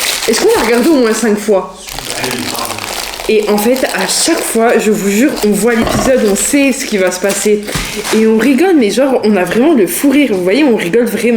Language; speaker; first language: French; native; French